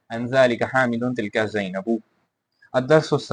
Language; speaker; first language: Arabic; non-native, fluent; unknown